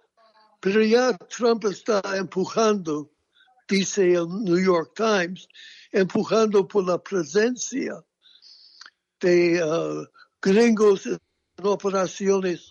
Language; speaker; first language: Spanish; non-native, fluent; English